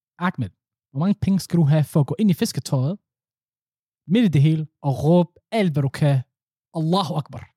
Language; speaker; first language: Danish; early bilingual, other home language; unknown